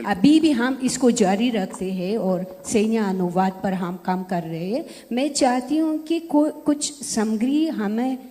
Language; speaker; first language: Hindi; non-native, fluent; Russian